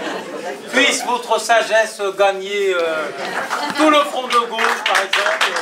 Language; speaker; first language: French; native; French